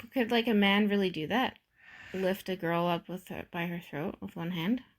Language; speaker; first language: English; native; English